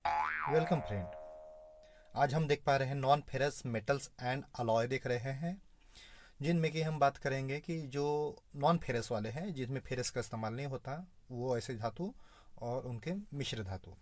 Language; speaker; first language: Hindi; non-native, local second language; Marathi